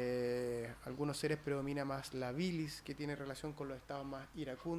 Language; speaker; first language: Spanish; native; Spanish